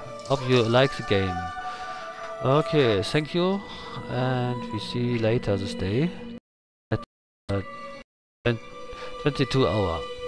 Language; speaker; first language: English; non-native, learner; German